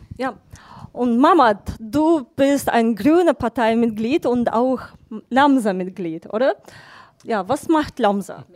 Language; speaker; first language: German; non-native, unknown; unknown